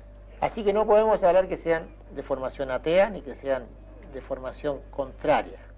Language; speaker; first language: Spanish; native; Spanish